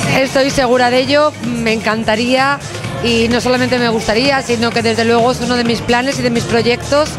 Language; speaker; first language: Spanish; native; Spanish